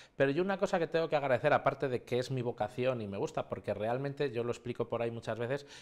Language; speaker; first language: Spanish; native; Spanish